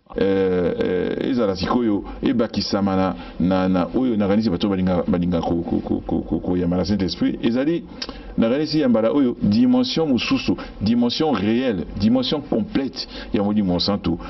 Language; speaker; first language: Lingala; non-native, local second language; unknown